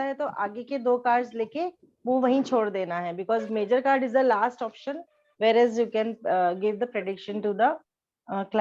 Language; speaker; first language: Hindi; native; Hindi